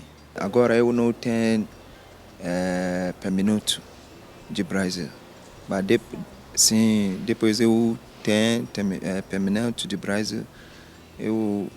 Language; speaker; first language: Portuguese; non-native, learner; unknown